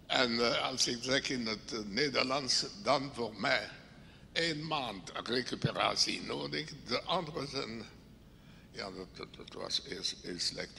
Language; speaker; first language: Dutch; non-native, local second language; French